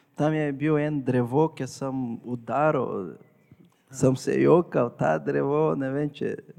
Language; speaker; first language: Slovenian; non-native, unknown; Portuguese